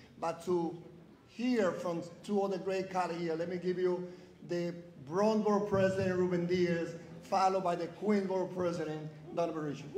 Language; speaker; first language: English; non-native, fluent; Spanish